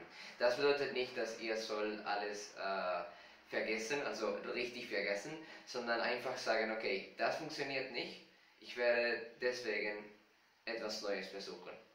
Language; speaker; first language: German; non-native, fluent; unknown